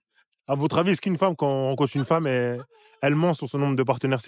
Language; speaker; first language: French; native; French